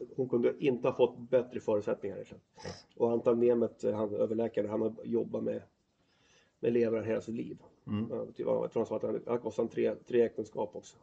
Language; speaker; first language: Swedish; native; Swedish